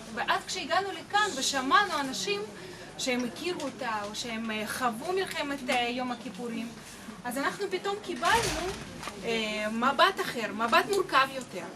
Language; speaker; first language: Hebrew; non-native, fluent; Russian